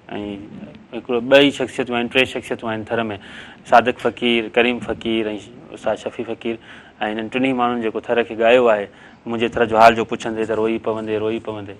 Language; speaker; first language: Sindhi; native; Sindhi